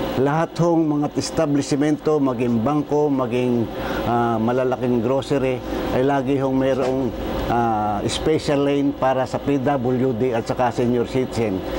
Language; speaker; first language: Filipino; native; Filipino